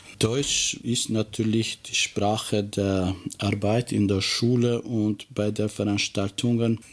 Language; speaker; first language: German; non-native, fluent; Albanian